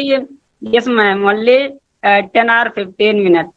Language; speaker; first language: English; non-native, learner; Hindi